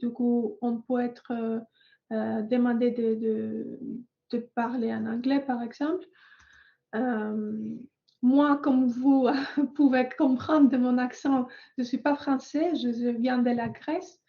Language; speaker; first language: French; non-native, fluent; Greek